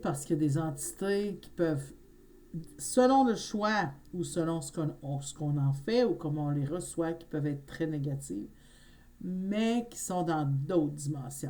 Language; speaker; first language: French; native; French